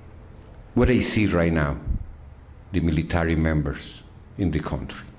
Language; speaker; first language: English; non-native, learner; Spanish